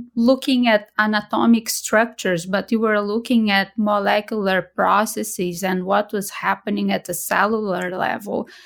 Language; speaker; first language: English; non-native, fluent; Portuguese